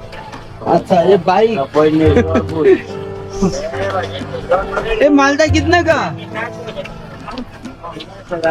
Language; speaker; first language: Hindi; non-native, learner; Bangla